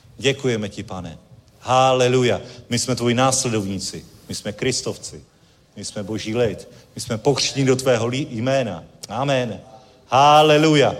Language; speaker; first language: Czech; native; Czech